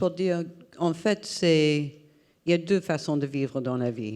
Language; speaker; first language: French; non-native, fluent; English